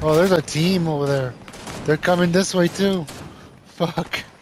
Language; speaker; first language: English; early bilingual, other home language; Spanish